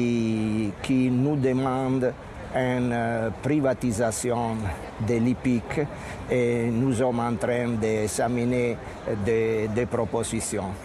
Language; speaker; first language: French; non-native, fluent; Italian